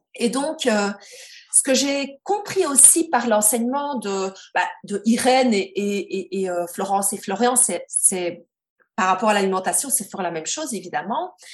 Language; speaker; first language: French; native; French